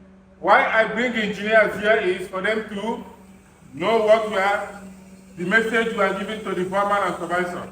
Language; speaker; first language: English; non-native, fluent; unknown